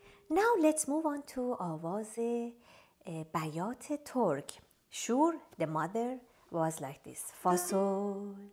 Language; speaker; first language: English; non-native, fluent; Persian